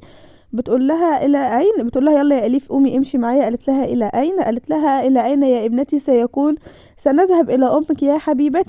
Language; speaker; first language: Arabic; native; Arabic